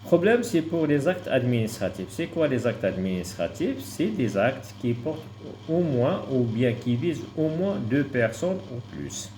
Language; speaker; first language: French; non-native, local second language; Arabic